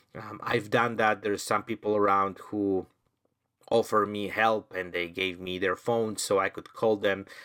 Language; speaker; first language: English; non-native, fluent; Polish